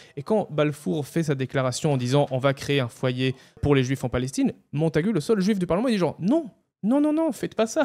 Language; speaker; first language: French; non-native, fluent; Hebrew